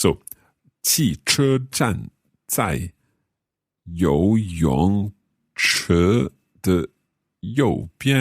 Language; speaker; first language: Chinese; non-native, learner; English